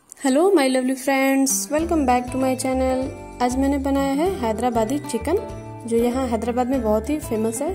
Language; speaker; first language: Hindi; native; Hindi